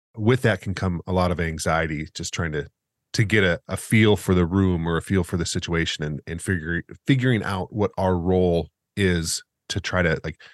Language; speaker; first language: English; native; English